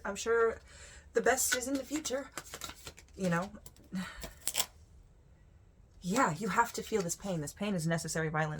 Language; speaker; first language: English; native; English